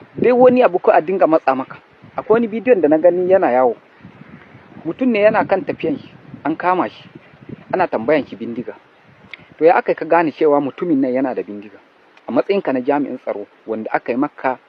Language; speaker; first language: Hausa; non-native, local second language; Fula